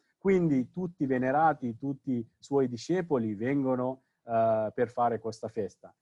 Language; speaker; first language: Italian; non-native, fluent; Sinhala